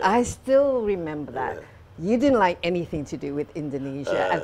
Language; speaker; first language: English; non-native, fluent; Indonesian